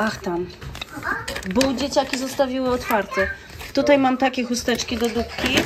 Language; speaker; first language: Polish; native; Polish